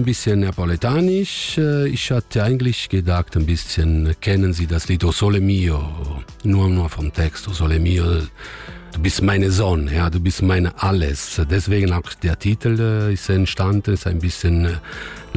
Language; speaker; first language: German; non-native, fluent; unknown